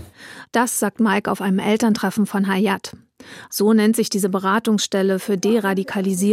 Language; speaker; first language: German; native; German